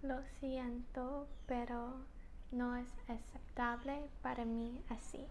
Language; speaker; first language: Spanish; non-native, learner; English